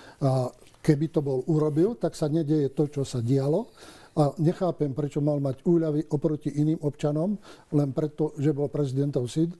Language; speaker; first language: Slovak; native; Slovak